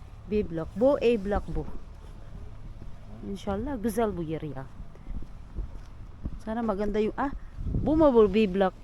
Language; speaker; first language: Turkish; non-native, learner; Filipino